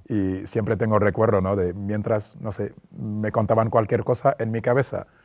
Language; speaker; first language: Spanish; non-native, fluent; French